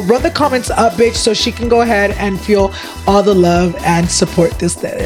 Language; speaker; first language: English; early bilingual, other home language; Spanish